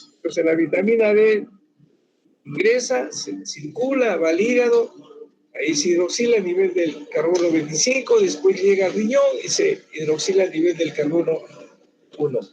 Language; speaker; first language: Spanish; native; Spanish